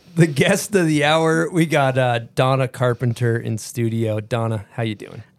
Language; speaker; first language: English; native; English